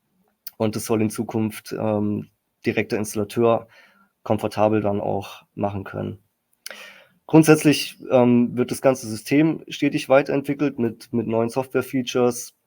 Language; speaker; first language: German; native; German